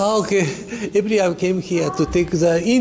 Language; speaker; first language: English; non-native, learner; Japanese